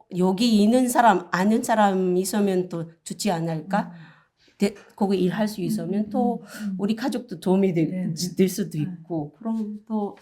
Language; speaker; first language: Korean; non-native, learner; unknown